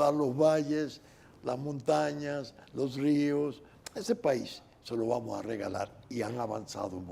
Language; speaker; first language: Spanish; native; Spanish